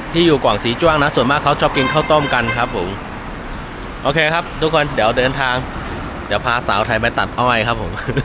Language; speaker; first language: Thai; non-native, fluent; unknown